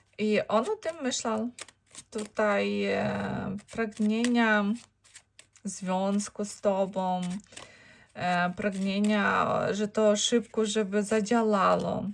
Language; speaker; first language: Polish; non-native, learner; Ukrainian